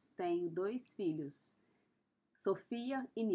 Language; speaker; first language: Portuguese; native; Portuguese